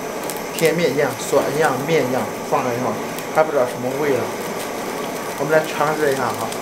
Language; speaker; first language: Chinese; native; Chinese